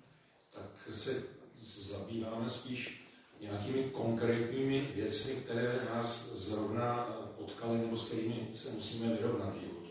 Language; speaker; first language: Czech; native; Czech